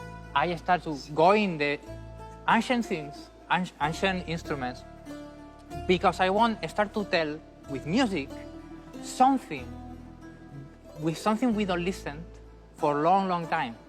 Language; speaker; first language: English; non-native, learner; Spanish